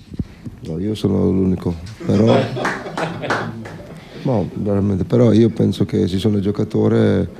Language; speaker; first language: Italian; non-native, fluent; Dutch